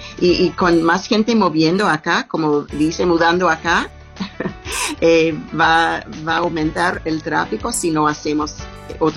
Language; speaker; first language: Spanish; non-native, learner; English